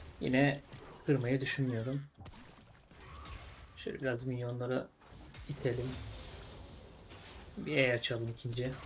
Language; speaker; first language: Turkish; native; Turkish